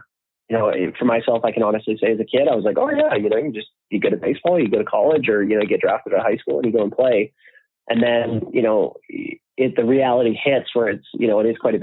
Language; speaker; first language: English; native; English